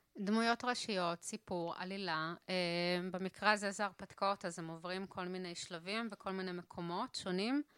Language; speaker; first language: Hebrew; native; Hebrew